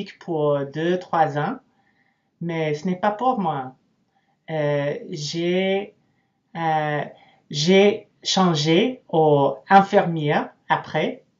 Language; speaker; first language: French; non-native, learner; English